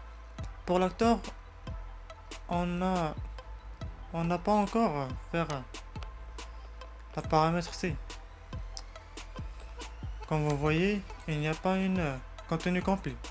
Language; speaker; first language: French; non-native, learner; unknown